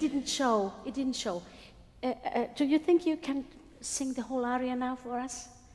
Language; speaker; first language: English; non-native, fluent; Finnish